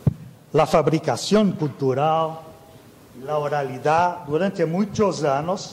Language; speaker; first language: Spanish; non-native, fluent; Portuguese